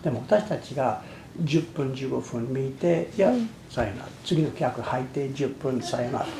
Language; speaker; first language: Japanese; non-native, fluent; English